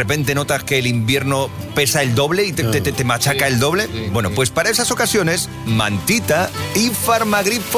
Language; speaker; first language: Spanish; native; Spanish